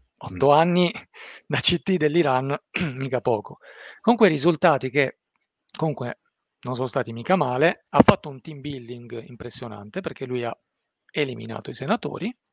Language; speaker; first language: Italian; early bilingual, other home language; Persian